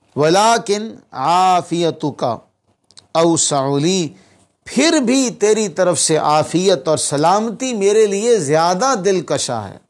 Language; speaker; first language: Urdu; non-native, local second language; Punjabi